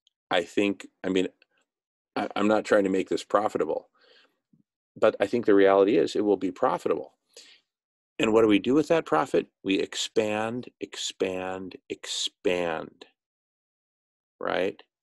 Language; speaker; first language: English; native; English